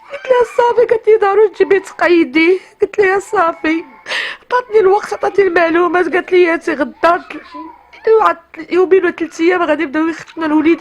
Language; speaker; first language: Arabic; native; Arabic